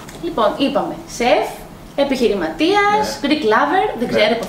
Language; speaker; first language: Greek; native; Greek